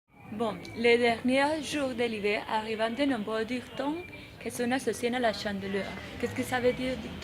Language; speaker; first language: French; non-native, learner; Spanish